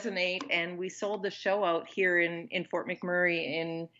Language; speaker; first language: English; native; English